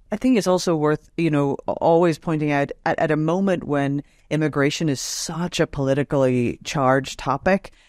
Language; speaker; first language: English; native; English